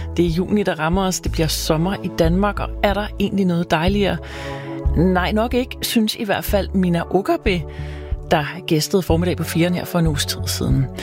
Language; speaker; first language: Danish; native; Danish